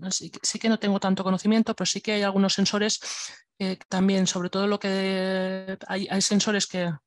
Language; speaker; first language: Spanish; non-native, local second language; Catalan